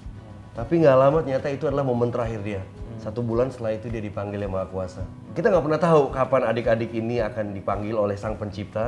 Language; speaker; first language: Indonesian; native; Indonesian